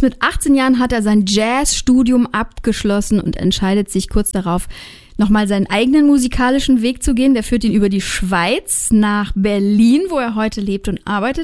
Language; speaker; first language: German; native; German